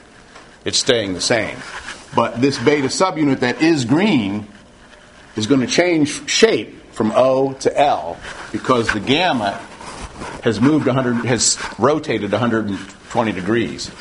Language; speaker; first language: English; native; English